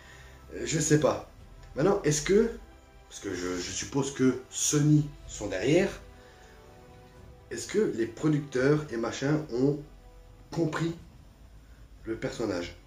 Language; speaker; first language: French; native; French